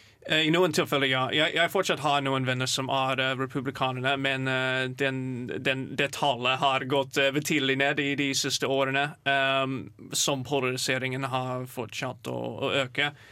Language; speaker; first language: Norwegian; non-native, fluent; English